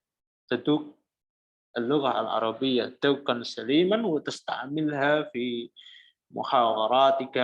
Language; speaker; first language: Arabic; non-native, fluent; Indonesian